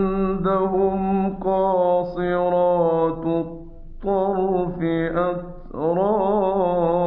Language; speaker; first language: Arabic; native; Arabic